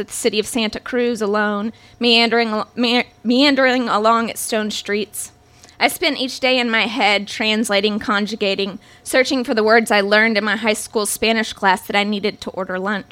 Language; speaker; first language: English; native; English